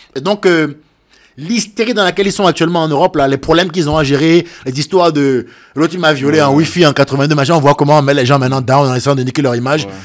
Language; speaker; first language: French; native; French